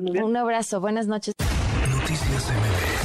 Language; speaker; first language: Spanish; native; Spanish